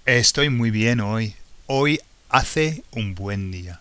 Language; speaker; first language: Spanish; non-native, fluent; English